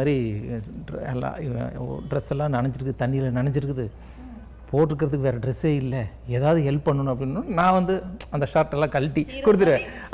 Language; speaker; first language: Tamil; native; Tamil